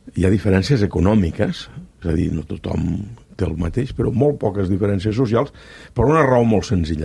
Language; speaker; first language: Catalan; native; Catalan